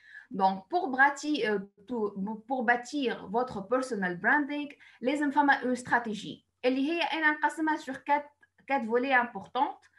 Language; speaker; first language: French; non-native, local second language; Arabic